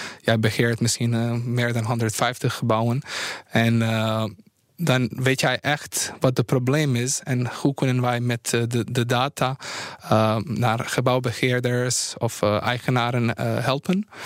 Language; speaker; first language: Dutch; non-native, fluent; Bosnian